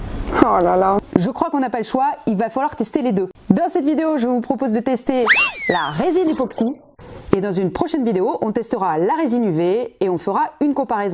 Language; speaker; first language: French; native; French